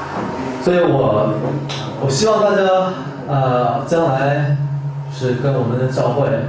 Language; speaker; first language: Chinese; non-native, fluent; Korean